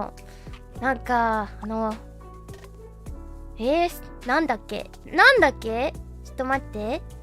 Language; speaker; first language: Japanese; non-native, learner; English